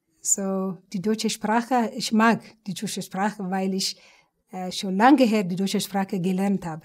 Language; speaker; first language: German; non-native, learner; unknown